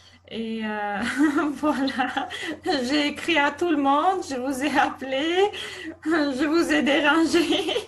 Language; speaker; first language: French; non-native, fluent; Armenian